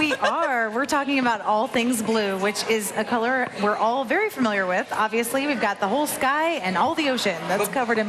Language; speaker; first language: English; native; English